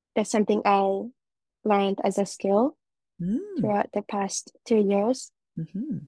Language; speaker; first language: English; non-native, fluent; Japanese